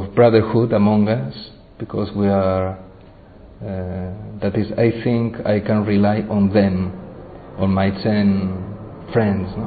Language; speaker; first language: English; non-native, fluent; Spanish